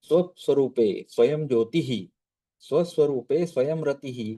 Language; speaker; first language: Hindi; non-native, local second language; Marathi